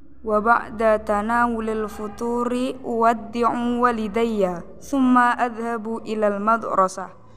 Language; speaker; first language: Arabic; non-native, learner; Indonesian